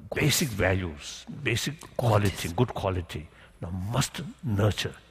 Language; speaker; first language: English; non-native, learner; Tibetan